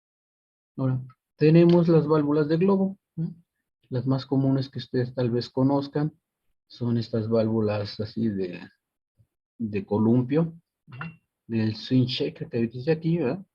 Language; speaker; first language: Spanish; native; Spanish